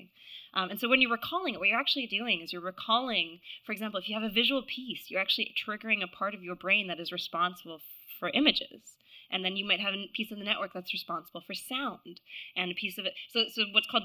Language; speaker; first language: English; native; English